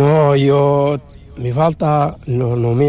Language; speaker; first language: Spanish; non-native, learner; Arabic